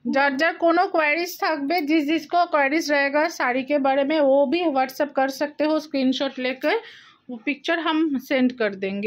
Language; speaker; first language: Hindi; non-native, local second language; Bangla